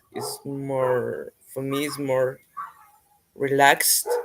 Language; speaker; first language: English; non-native, fluent; Spanish